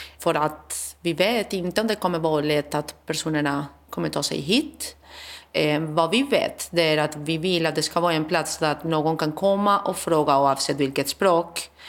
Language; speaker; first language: Swedish; non-native, fluent; Spanish